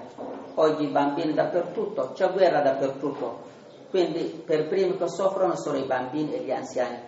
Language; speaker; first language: Italian; non-native, learner; Tigrinya